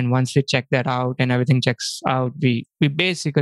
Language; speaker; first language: English; non-native, local second language; Hindi